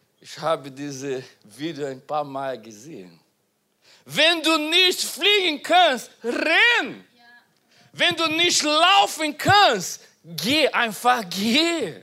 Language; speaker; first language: German; non-native, fluent; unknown